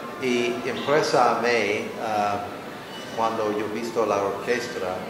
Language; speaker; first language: Spanish; non-native, learner; English